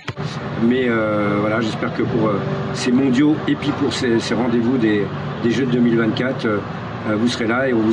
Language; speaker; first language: French; native; French